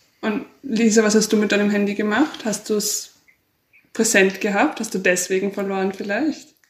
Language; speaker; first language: German; native; German